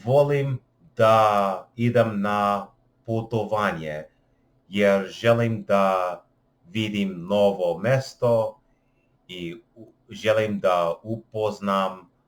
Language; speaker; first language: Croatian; non-native, learner; English